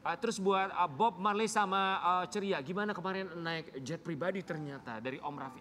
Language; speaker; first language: Indonesian; native; Indonesian